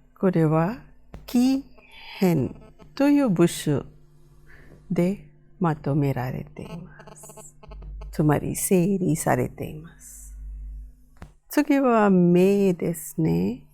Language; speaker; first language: Japanese; non-native, fluent; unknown